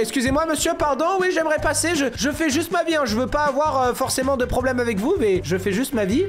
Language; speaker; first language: French; native; French